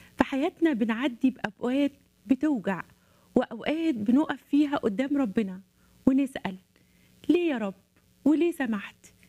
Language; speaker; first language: Arabic; native; Arabic